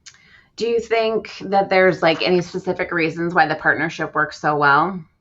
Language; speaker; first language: English; native; English